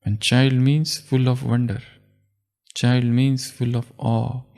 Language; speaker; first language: English; non-native, local second language; Hindi